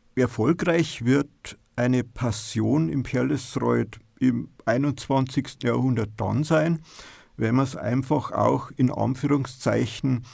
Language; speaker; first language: German; native; German